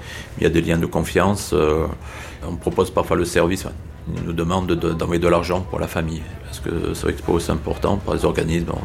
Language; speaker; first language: French; native; French